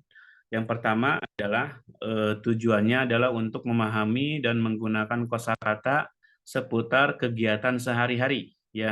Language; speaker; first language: Indonesian; native; Indonesian